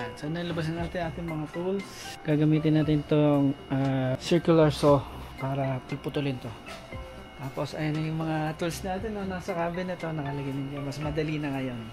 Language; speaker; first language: Filipino; non-native, local second language; Hiligaynon